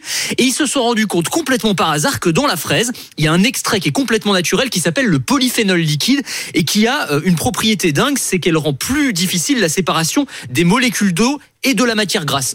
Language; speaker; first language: French; native; French